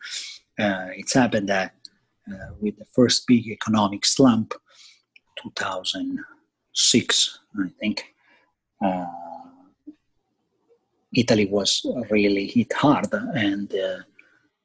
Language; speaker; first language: English; non-native, fluent; Italian